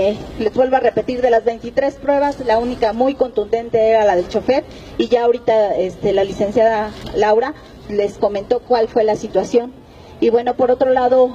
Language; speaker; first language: Spanish; native; Spanish